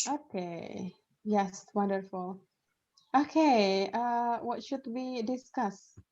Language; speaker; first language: English; non-native, fluent; Indonesian